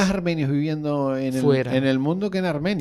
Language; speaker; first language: Spanish; native; Spanish